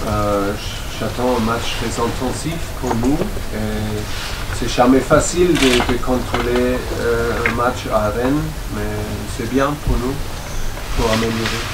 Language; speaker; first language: French; non-native, learner; German